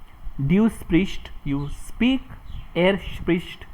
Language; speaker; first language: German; non-native, fluent; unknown